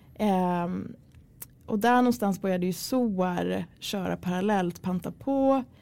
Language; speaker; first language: Swedish; early bilingual, other home language; Kurdish